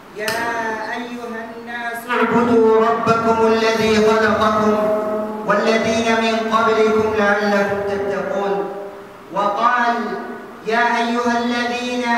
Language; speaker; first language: Arabic; non-native, fluent; Fula